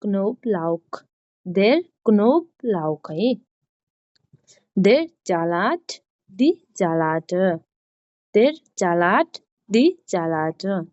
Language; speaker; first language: German; non-native, learner; Nepali